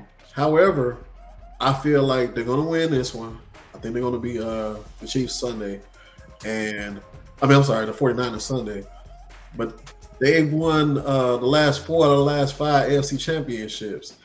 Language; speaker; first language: English; native; English